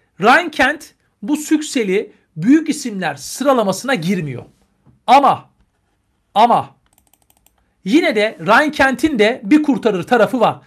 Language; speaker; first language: Turkish; native; Turkish